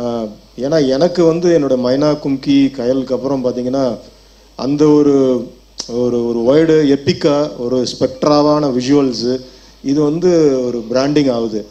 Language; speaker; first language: Tamil; native; Tamil